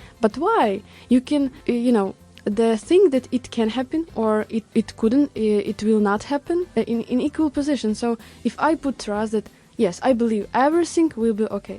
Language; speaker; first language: English; non-native, learner; Ukrainian